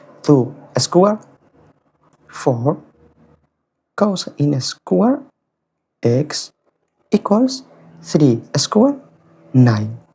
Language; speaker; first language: English; non-native, fluent; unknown